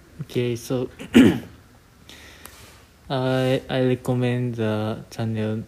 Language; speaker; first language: English; non-native, learner; Japanese